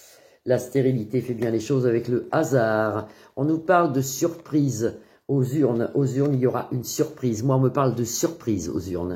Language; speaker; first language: French; native; French